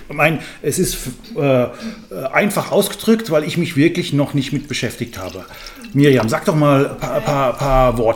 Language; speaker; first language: German; native; German